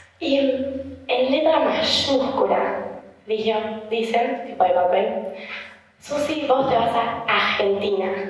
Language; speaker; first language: Spanish; non-native, fluent; German